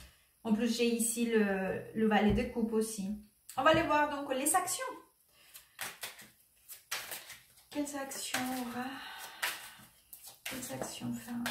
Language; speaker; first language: French; non-native, fluent; Spanish